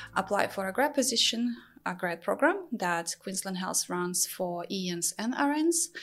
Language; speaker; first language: English; non-native, fluent; Ukrainian